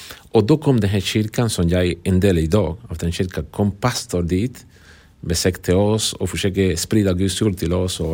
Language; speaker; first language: Swedish; non-native, fluent; Spanish